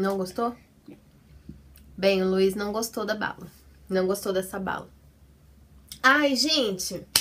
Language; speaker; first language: Portuguese; native; Portuguese